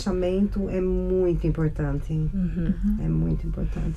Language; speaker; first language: Spanish; non-native, learner; Portuguese